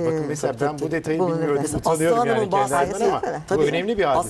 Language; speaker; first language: Turkish; native; Turkish